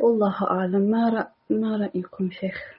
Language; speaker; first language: Arabic; non-native, learner; English